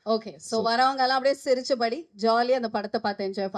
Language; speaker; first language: Tamil; native; Tamil